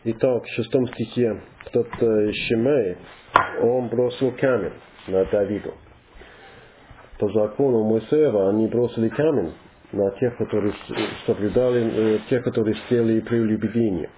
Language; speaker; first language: Russian; non-native, learner; English